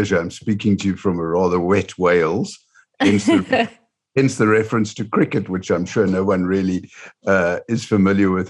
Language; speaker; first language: English; native; English